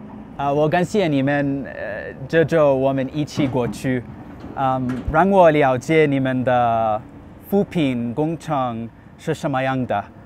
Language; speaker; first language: Chinese; non-native, learner; English